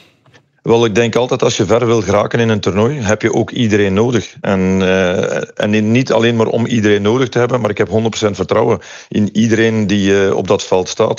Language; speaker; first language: Dutch; native; Dutch